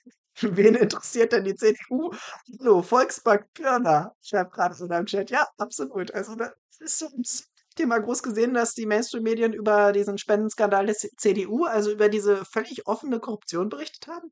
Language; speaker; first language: German; native; German